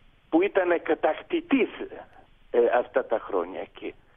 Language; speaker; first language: Greek; non-native, fluent; Italian